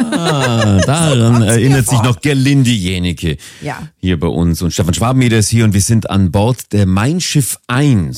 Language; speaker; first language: German; native; German